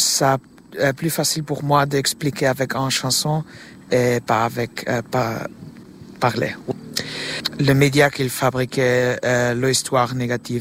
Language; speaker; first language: French; non-native, learner; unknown